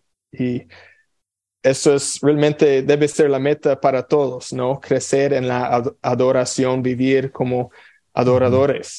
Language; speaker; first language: Spanish; non-native, fluent; English